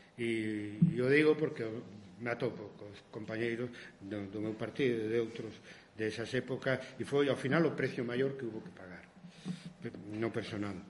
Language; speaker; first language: Galician; non-native, local second language; Spanish